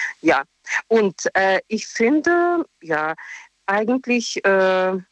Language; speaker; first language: German; non-native, learner; Russian